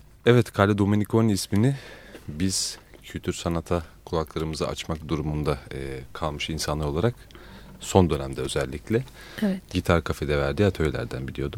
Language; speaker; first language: Turkish; native; Turkish